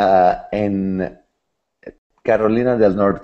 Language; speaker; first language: Spanish; non-native, learner; English